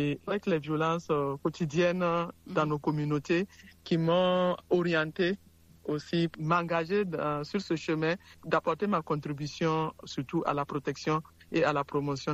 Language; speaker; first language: French; non-native, local second language; Mossi